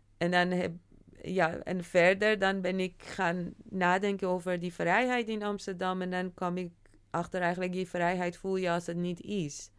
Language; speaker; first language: Dutch; non-native, fluent; Persian